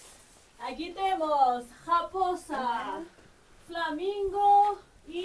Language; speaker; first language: Portuguese; non-native, learner; Spanish